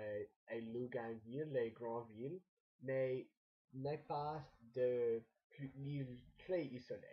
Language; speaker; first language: French; non-native, learner; English